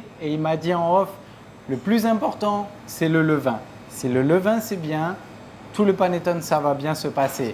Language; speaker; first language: French; native; French